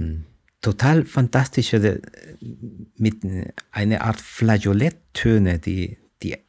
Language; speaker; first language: German; non-native, fluent; Spanish